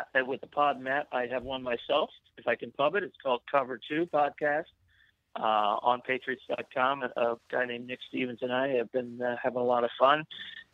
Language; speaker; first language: English; native; English